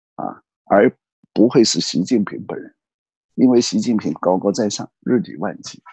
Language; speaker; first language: Chinese; native; Chinese